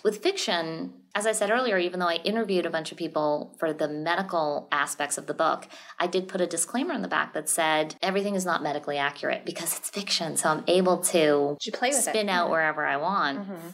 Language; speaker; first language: English; native; English